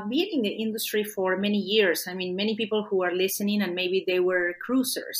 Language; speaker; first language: English; non-native, fluent; Spanish